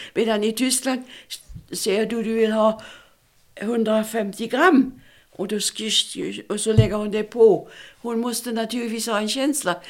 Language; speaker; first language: Swedish; non-native, fluent; German